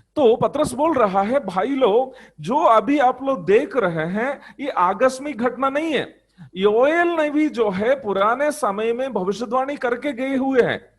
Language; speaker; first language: Hindi; non-native, local second language; Malayalam